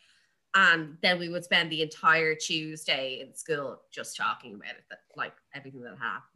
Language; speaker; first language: English; native; English